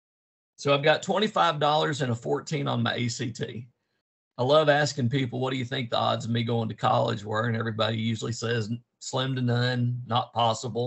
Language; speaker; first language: English; native; English